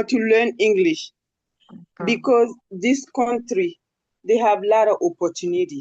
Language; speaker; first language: English; non-native, learner; French